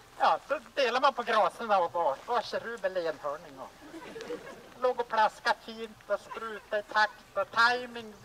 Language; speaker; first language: Swedish; native; Swedish